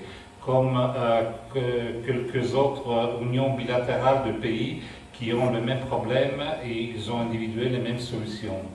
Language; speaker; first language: French; non-native, fluent; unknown